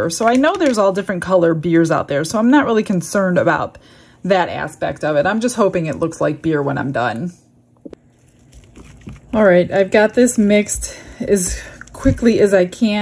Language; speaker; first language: English; native; English